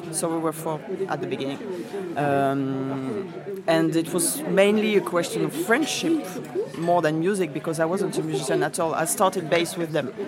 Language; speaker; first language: English; non-native, fluent; French